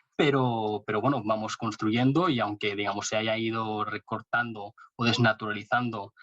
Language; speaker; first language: Spanish; native; Spanish